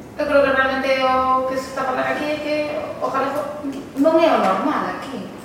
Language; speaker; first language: Galician; native; Galician